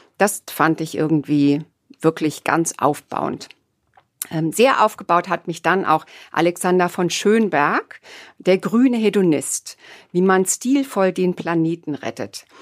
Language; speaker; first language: German; native; German